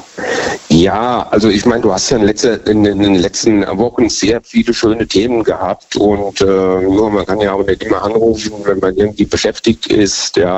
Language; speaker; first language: German; native; German